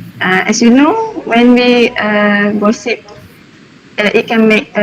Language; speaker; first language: English; non-native, learner; Malay